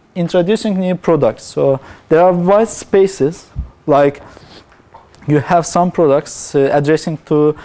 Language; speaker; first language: English; non-native, fluent; Azerbaijani